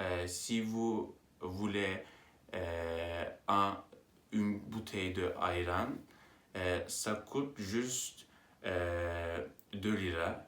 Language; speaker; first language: French; non-native, learner; Turkish